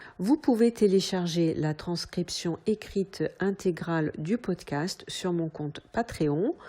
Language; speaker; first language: French; native; French